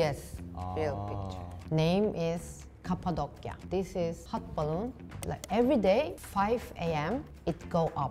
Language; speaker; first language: English; non-native, fluent; Turkish